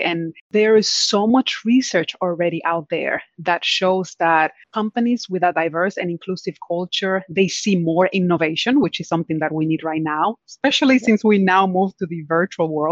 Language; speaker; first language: English; non-native, fluent; Spanish